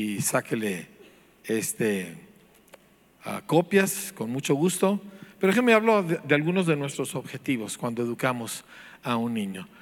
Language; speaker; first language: Spanish; native; Spanish